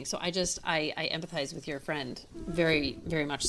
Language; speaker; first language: English; native; English